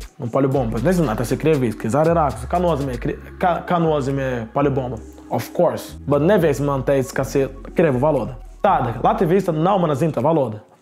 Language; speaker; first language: Latvian; non-native, learner; Portuguese